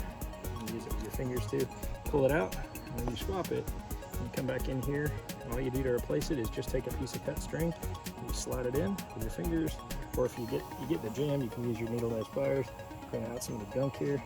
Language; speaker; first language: English; native; English